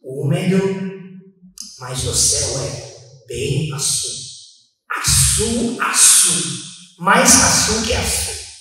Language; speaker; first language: Portuguese; non-native, fluent; Chinese